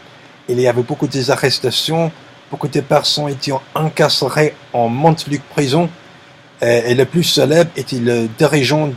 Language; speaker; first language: French; non-native, learner; English